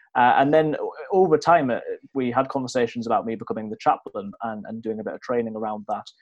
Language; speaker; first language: English; native; English